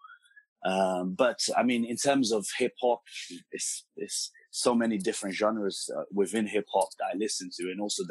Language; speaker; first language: English; early bilingual, other home language; Portuguese